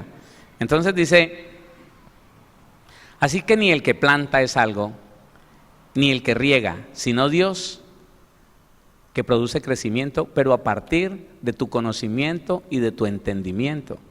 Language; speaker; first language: Spanish; native; Spanish